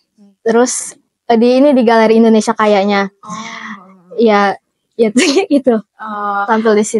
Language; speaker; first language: Indonesian; native; Indonesian